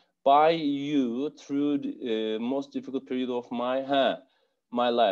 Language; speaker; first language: English; non-native, fluent; Turkish